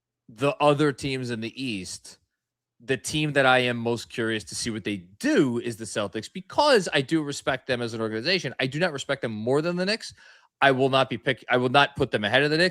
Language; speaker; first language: English; native; English